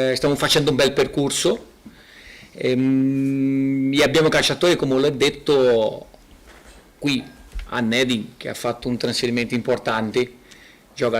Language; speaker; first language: Italian; non-native, fluent; Portuguese